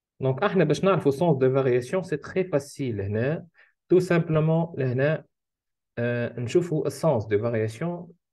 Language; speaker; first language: French; non-native, local second language; Arabic